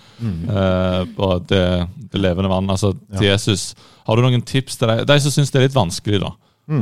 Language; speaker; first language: Norwegian; native; Norwegian